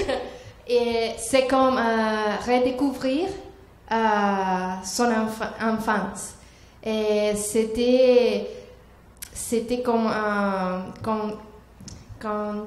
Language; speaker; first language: French; non-native, learner; Spanish